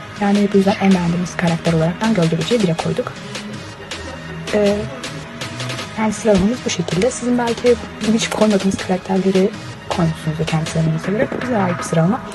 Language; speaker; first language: Turkish; native; Turkish